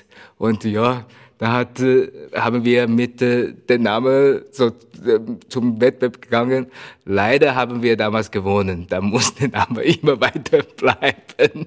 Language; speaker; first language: German; non-native, learner; Chinese